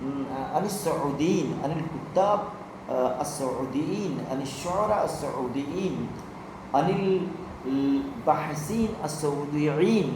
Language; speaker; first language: Arabic; non-native, fluent; Urdu